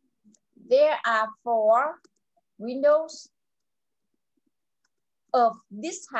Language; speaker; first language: English; non-native, fluent; Vietnamese